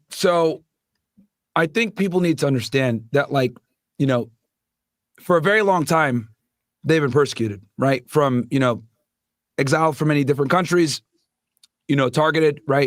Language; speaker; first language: English; native; English